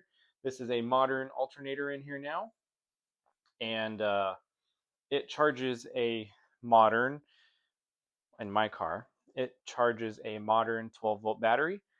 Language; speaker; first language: English; native; English